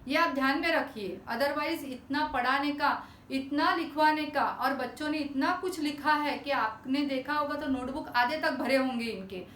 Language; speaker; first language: Hindi; non-native, local second language; Marathi